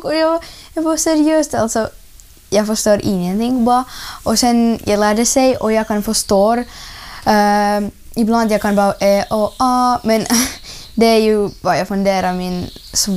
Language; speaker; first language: Swedish; non-native, learner; Ukrainian